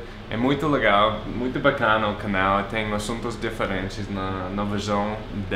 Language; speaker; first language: Portuguese; non-native, fluent; English